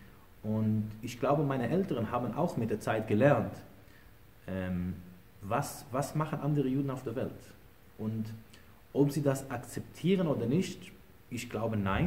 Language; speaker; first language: German; non-native, fluent; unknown